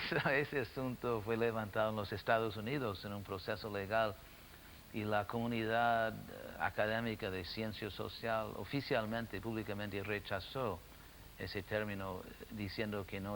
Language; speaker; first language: Spanish; non-native, fluent; English